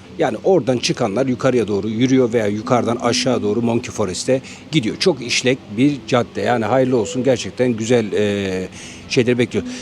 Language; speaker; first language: Turkish; native; Turkish